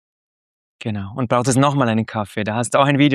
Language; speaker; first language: German; native; German